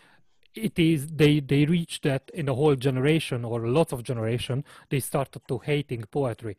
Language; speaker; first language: English; non-native, fluent; Hungarian